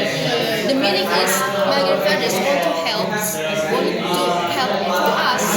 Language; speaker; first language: English; non-native, learner; Indonesian